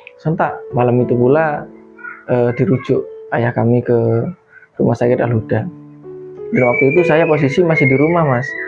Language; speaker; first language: Indonesian; non-native, local second language; Madurese